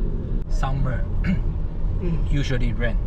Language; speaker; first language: English; non-native, learner; Chinese